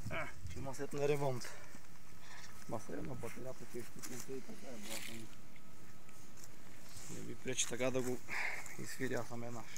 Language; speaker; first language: Bulgarian; native; Bulgarian